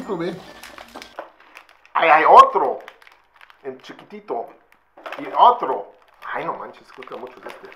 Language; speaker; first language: Spanish; non-native, learner; German